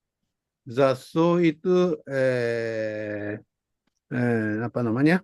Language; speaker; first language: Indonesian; non-native, fluent; Japanese